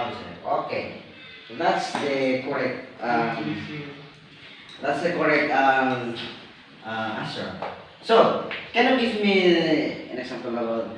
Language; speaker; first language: English; non-native, learner; Indonesian